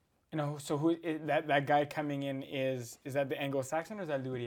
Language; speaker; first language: English; native; English